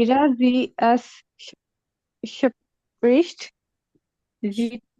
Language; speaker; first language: German; non-native, learner; Hindi